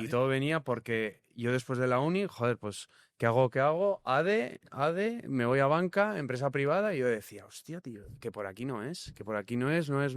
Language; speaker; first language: Spanish; native; Spanish